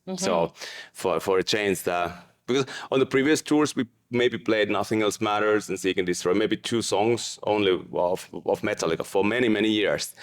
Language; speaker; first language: English; non-native, fluent; Finnish